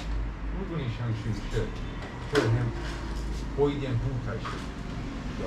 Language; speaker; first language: Chinese; non-native, learner; English